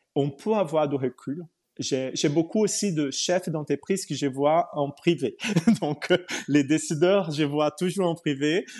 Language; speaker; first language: French; non-native, fluent; Portuguese